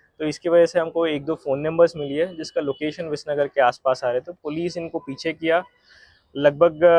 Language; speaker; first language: Hindi; non-native, local second language; Gujarati